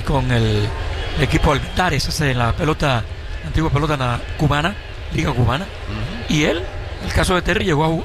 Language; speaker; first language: Spanish; native; Spanish